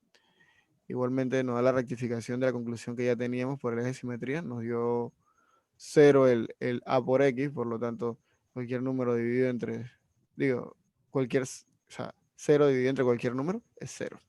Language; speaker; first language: Spanish; native; Spanish